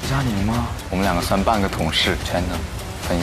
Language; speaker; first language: Chinese; native; Chinese